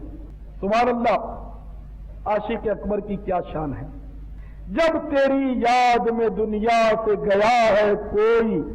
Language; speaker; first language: Urdu; native; Urdu